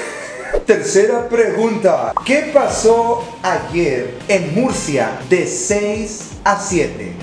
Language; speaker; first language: Spanish; native; Spanish